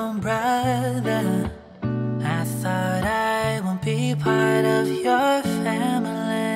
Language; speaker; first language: English; non-native, learner; Indonesian